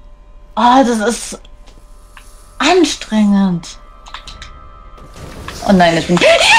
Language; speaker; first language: German; native; German